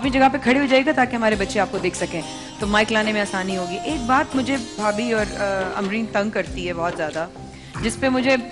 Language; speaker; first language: Urdu; native; Urdu